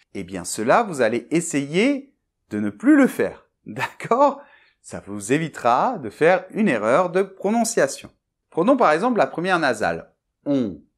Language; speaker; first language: French; native; French